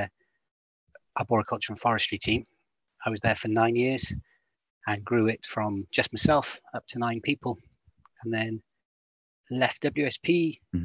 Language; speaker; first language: English; native; English